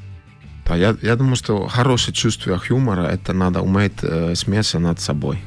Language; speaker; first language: Russian; non-native, fluent; Finnish